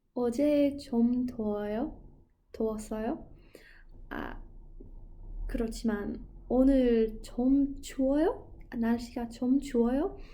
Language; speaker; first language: Korean; non-native, learner; English